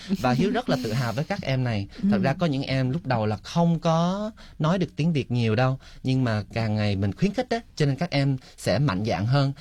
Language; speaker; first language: Vietnamese; early bilingual, heritage; Vietnamese